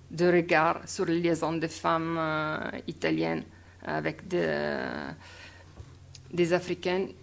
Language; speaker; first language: French; non-native, fluent; Italian